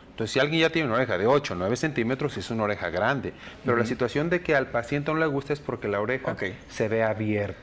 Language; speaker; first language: Spanish; native; Spanish